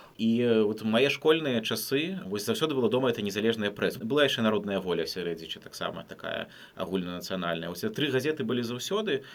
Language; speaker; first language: Belarusian; non-native, local second language; Russian